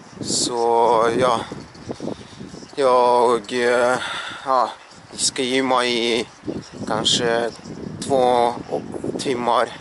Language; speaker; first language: Swedish; non-native, learner; Russian